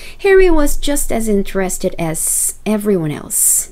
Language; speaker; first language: English; non-native, fluent; Korean